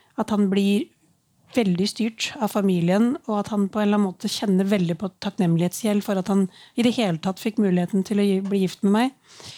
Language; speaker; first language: Norwegian; early bilingual, other home language; Urdu